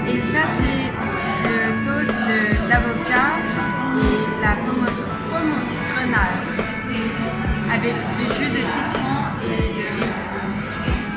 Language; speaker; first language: French; non-native, local second language; Japanese